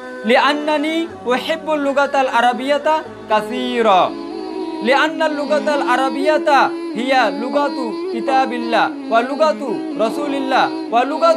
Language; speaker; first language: Arabic; non-native, learner; Bangla